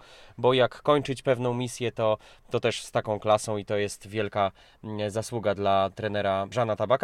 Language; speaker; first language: Polish; native; Polish